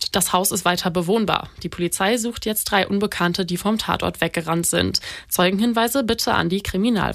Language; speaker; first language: German; native; German